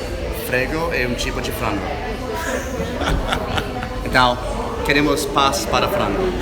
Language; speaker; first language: Portuguese; non-native, learner; English